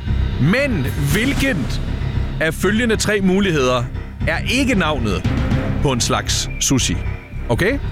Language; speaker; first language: Danish; native; Danish